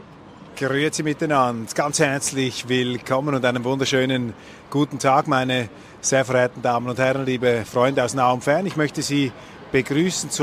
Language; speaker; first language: German; native; German